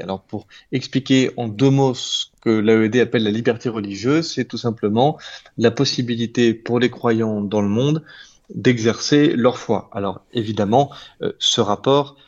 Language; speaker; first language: French; native; French